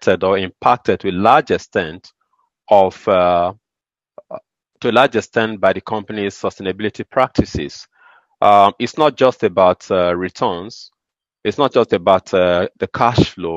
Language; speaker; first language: English; non-native, local second language; Igbo